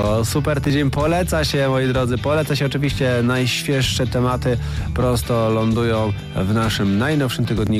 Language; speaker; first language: Polish; native; Polish